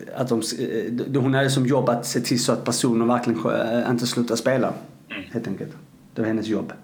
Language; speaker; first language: Swedish; native; Swedish